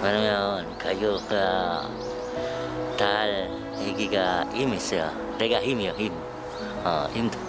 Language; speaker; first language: Korean; non-native, learner; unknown